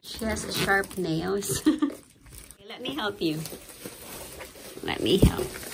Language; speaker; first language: English; non-native, local second language; Filipino